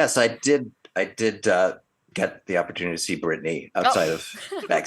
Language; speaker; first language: English; native; English